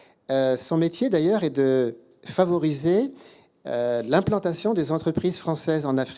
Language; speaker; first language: French; native; French